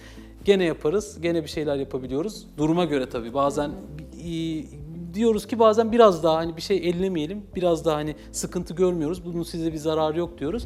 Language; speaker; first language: Turkish; native; Turkish